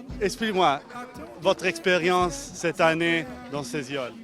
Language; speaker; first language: French; non-native, learner; English